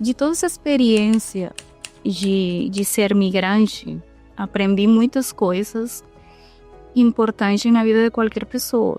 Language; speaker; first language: Portuguese; non-native, fluent; Spanish